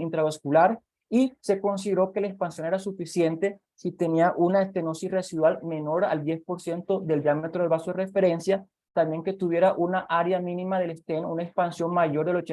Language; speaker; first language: Spanish; native; Spanish